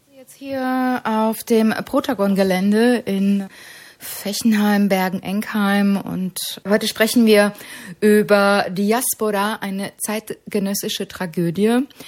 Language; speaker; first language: German; native; German